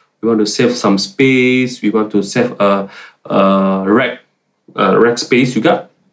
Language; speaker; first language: English; non-native, local second language; Malay